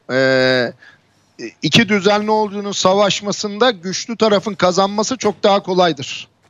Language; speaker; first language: Turkish; native; Turkish